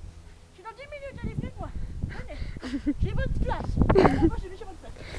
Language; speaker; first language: French; native; French